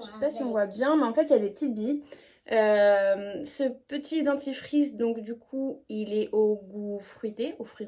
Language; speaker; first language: French; native; French